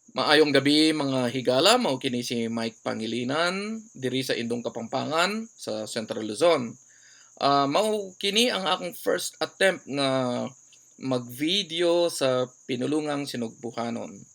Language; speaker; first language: Cebuano; non-native, local second language; Pampanga